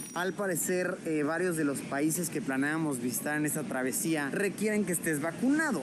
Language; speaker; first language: Spanish; native; Spanish